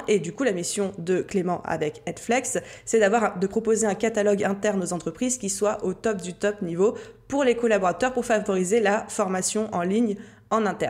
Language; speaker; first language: French; native; French